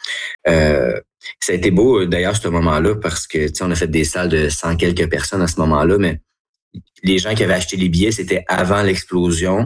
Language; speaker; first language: French; native; French